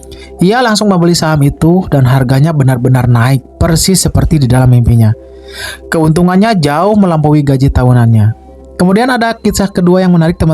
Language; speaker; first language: Indonesian; native; Indonesian